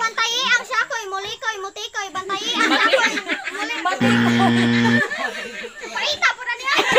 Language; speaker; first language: Cebuano; native; Cebuano